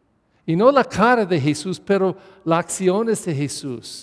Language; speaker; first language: Spanish; non-native, fluent; English